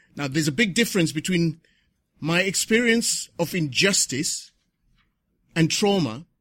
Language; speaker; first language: English; non-native, local second language; Shona